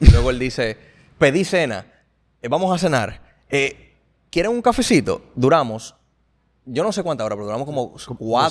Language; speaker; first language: Spanish; native; Spanish